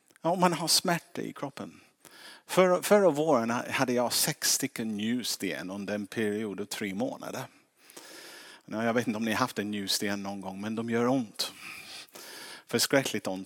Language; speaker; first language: Swedish; non-native, fluent; English